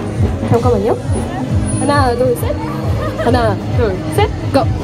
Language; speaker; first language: Korean; non-native, learner; Russian